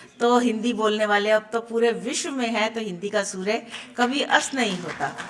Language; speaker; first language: Hindi; native; Hindi